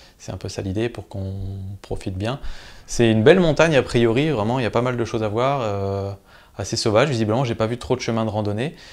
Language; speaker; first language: French; native; French